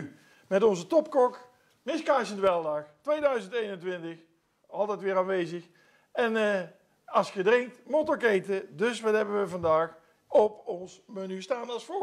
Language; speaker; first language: Dutch; native; Dutch